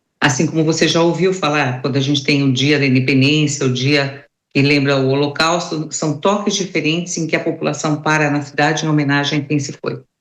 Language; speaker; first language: Portuguese; native; Portuguese